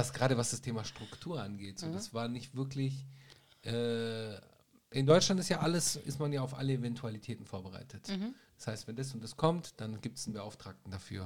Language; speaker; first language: German; native; German